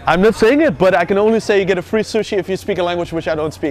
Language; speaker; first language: English; non-native, fluent; Dutch